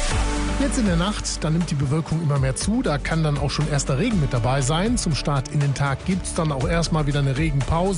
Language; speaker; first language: German; native; German